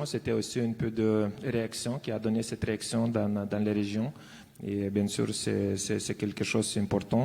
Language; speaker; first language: French; non-native, fluent; Lithuanian